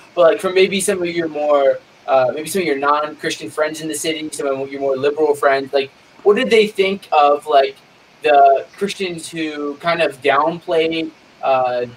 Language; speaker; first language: English; native; English